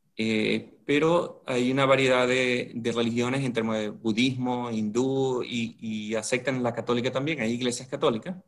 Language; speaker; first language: Spanish; native; Spanish